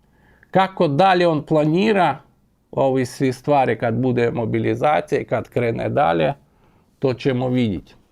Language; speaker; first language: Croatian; non-native, fluent; Ukrainian